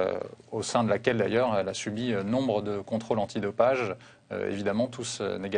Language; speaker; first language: French; native; French